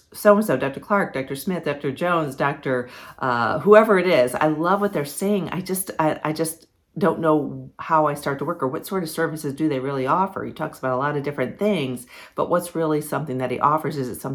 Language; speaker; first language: English; native; English